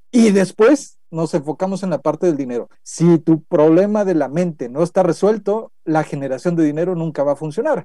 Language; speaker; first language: Spanish; native; Spanish